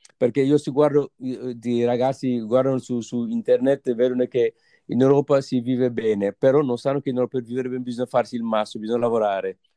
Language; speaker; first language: Italian; non-native, fluent; Wolof